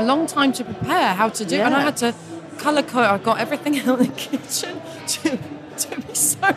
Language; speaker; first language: English; native; English